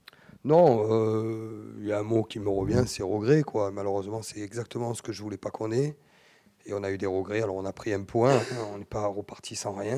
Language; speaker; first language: French; native; French